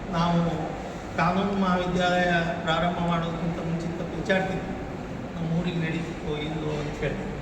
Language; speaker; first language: Kannada; native; Kannada